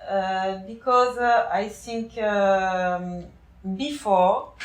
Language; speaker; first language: English; non-native, learner; French